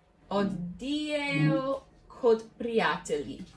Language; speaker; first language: Slovenian; non-native, learner; English